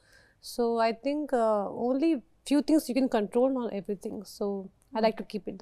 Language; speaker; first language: Telugu; non-native, local second language; Hindi